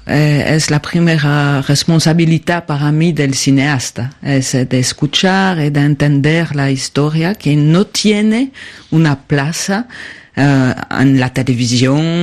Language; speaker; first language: Spanish; non-native, learner; French